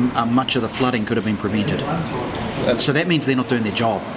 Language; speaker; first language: English; native; English